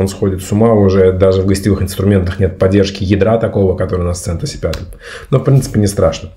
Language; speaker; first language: Russian; native; Russian